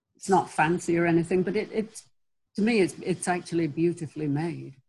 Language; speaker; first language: English; native; English